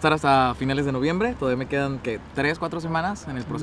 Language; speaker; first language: Spanish; native; Spanish